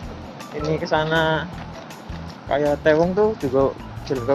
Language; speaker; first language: Indonesian; native; Indonesian